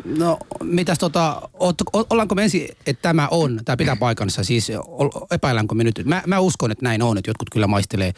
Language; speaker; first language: Finnish; non-native, fluent; Somali